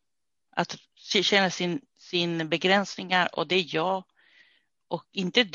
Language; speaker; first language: Swedish; non-native, fluent; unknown